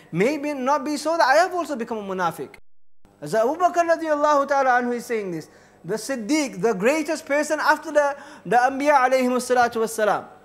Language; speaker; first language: English; early bilingual, other home language; Urdu